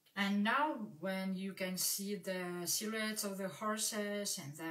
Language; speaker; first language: English; non-native, fluent; Russian